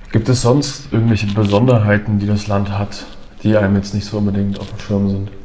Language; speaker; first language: German; native; German